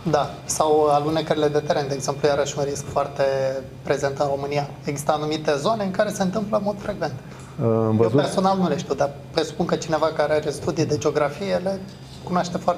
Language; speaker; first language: Romanian; native; Romanian